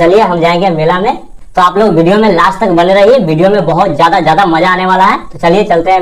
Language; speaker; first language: Hindi; native; Hindi